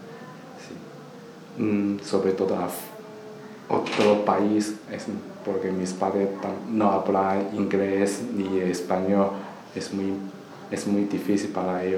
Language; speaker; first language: Spanish; non-native, learner; Chinese